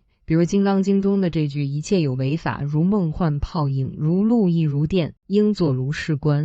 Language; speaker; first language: Chinese; native; Chinese